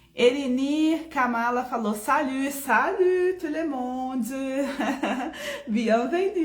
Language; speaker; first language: French; non-native, fluent; Portuguese